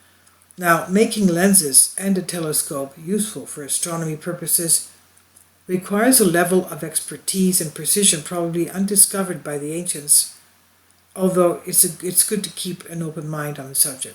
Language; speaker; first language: English; non-native, fluent; Greek